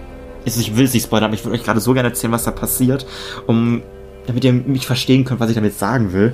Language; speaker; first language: German; native; German